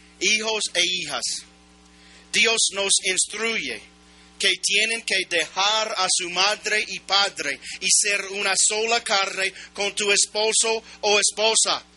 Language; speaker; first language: Spanish; non-native, learner; English